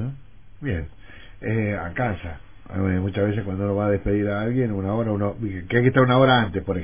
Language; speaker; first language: Spanish; native; Spanish